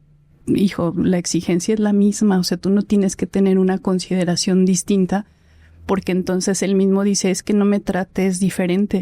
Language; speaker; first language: Spanish; native; Spanish